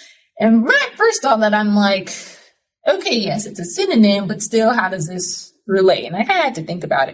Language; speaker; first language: English; native; English